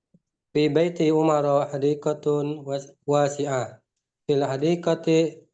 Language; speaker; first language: Arabic; non-native, learner; Indonesian